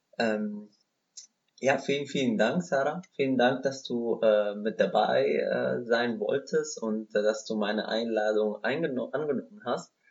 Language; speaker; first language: German; non-native, fluent; Arabic